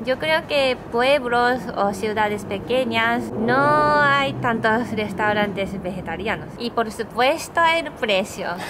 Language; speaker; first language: Spanish; non-native, learner; Japanese